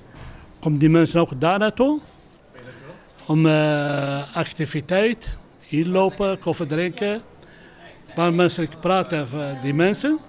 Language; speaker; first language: Dutch; non-native, learner; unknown